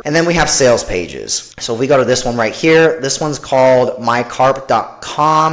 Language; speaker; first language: English; native; English